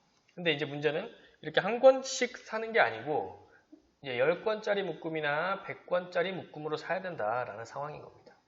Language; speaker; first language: Korean; native; Korean